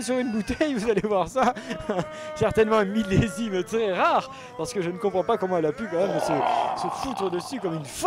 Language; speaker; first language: French; native; French